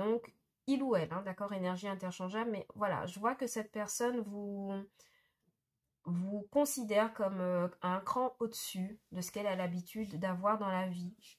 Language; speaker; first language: French; native; French